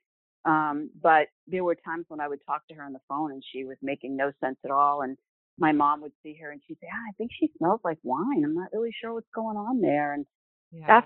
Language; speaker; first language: English; native; English